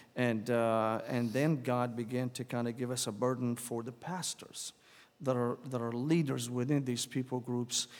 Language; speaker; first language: English; non-native, fluent; Arabic